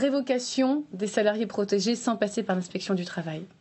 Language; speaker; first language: French; native; French